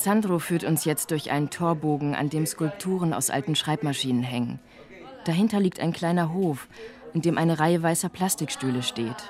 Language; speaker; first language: German; native; German